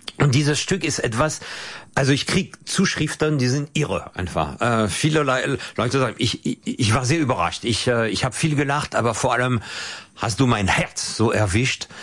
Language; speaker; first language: German; non-native, fluent; French